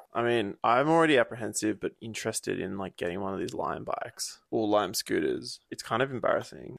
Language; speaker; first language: English; native; English